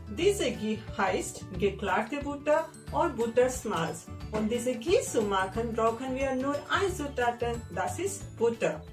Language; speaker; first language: German; non-native, learner; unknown